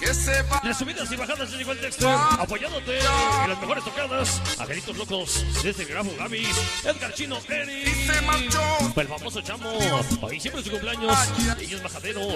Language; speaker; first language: Spanish; native; Spanish